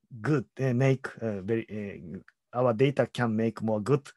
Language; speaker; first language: English; non-native, learner; Japanese